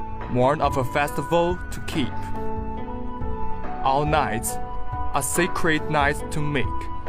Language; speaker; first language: English; non-native, fluent; Chinese